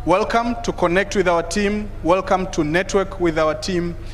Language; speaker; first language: English; non-native, local second language; Swahili